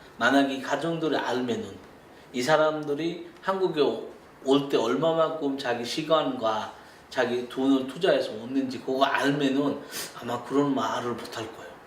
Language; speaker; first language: Korean; non-native, fluent; Bangla